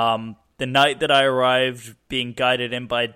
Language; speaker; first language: English; native; English